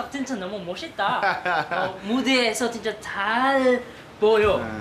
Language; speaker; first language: Korean; non-native, learner; Filipino